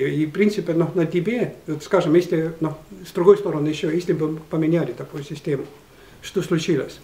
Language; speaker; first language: Russian; non-native, fluent; Estonian